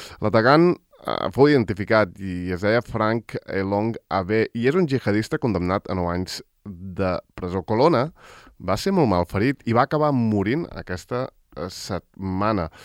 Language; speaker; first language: Catalan; native; Catalan